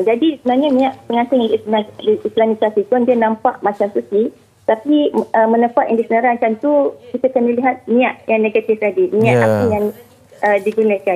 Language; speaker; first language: Malay; native; Malay